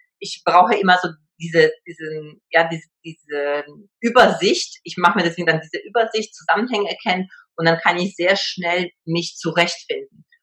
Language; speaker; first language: German; early bilingual, other home language; Polish